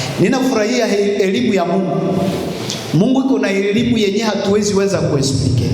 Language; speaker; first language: Swahili; native; Swahili